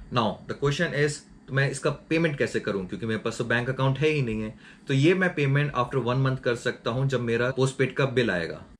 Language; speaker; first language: Hindi; native; Hindi